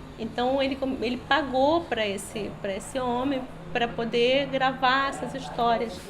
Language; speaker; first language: Portuguese; early bilingual, other home language; Spanish